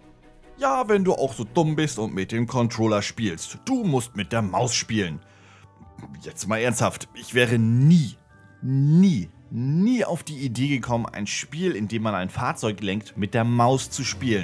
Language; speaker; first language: German; native; German